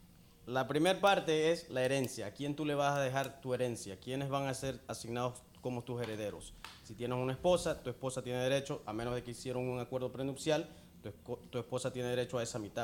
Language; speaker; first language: Spanish; native; Spanish